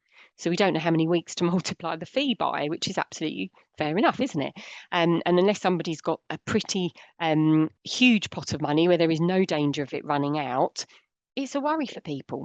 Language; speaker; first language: English; native; English